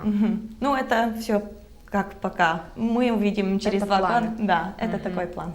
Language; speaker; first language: Russian; non-native, learner; English